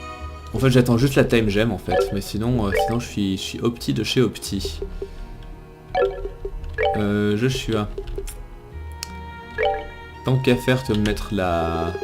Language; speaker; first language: French; native; French